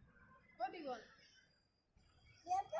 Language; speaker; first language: English; non-native, learner; Thai